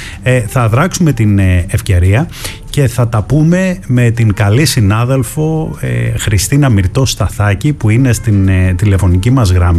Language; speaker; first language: Greek; native; Greek